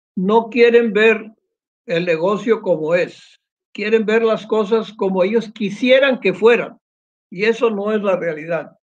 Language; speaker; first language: Spanish; native; Spanish